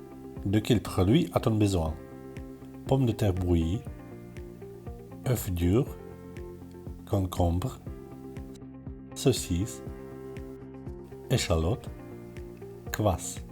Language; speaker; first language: French; non-native, learner; Russian